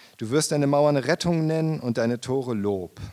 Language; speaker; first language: German; native; German